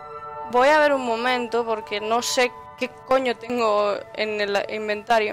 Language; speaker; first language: Spanish; native; Spanish